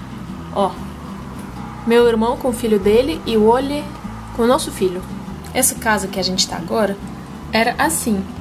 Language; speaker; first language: Portuguese; non-native, fluent; Russian